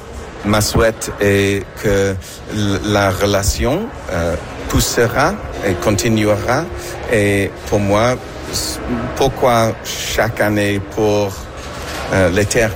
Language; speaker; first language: French; non-native, fluent; English